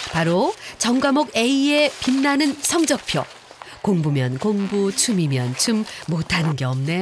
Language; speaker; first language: Korean; native; Korean